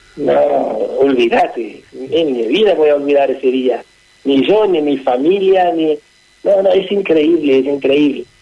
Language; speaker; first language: Spanish; non-native, fluent; Arabic